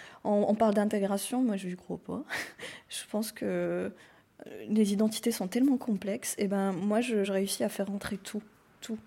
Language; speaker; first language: French; non-native, local second language; Arabic